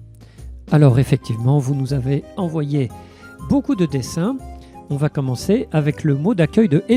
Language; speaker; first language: French; native; French